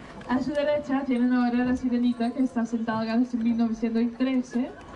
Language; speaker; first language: Spanish; non-native, fluent; Danish